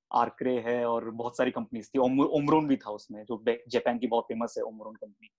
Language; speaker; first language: Hindi; native; Hindi